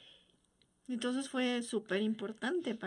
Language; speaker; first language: Spanish; native; Spanish